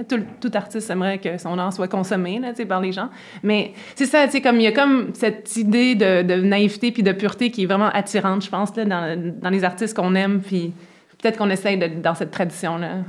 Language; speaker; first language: French; native; French